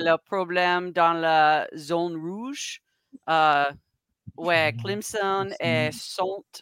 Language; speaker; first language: French; non-native, learner; English